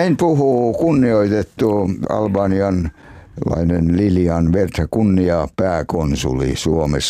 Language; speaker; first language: Finnish; native; Finnish